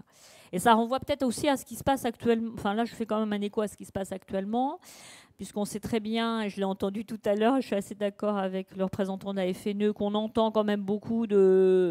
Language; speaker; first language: French; native; French